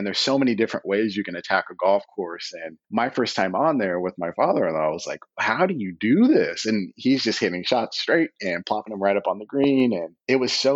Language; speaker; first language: English; native; English